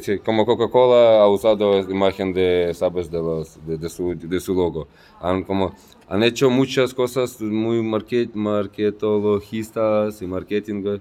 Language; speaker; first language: Spanish; non-native, fluent; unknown